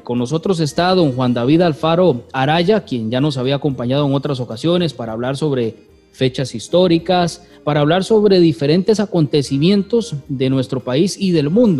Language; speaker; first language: Spanish; native; Spanish